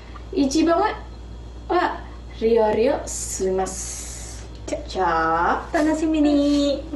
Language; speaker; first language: Japanese; non-native, learner; Indonesian